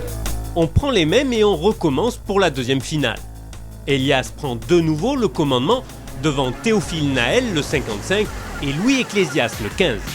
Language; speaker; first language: French; native; French